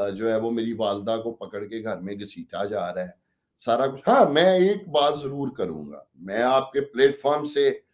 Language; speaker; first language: Urdu; non-native, local second language; Punjabi